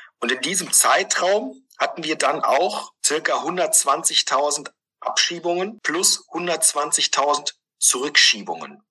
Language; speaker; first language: German; early bilingual, other home language; Greek